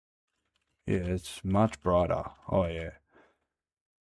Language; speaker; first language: English; native; English